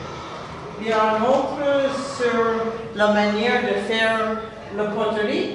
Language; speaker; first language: French; non-native, fluent; English